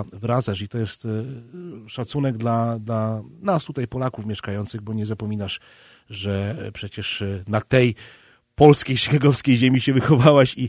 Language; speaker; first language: Polish; native; Polish